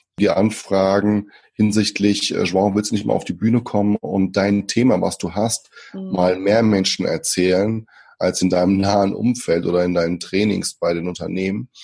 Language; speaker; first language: German; early bilingual, other home language; Portuguese